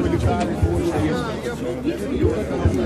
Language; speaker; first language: Russian; native; Russian